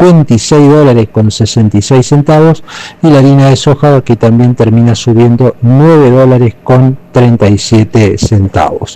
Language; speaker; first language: Spanish; native; Spanish